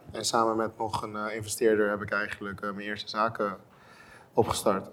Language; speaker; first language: Dutch; non-native, local second language; Papiamento